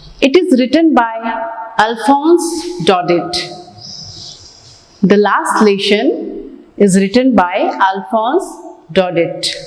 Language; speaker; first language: English; non-native, local second language; Hindi